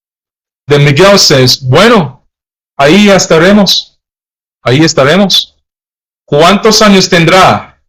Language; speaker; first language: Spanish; non-native, learner; English